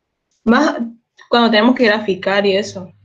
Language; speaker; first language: Spanish; native; Spanish